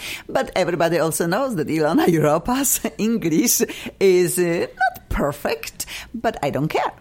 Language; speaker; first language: English; non-native, fluent; Polish